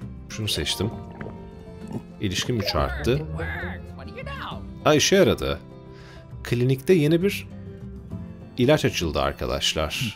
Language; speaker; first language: Turkish; native; Turkish